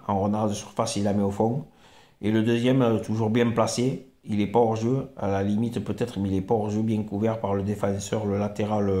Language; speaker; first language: French; native; French